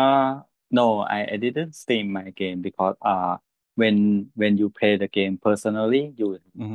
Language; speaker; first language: English; non-native, learner; Thai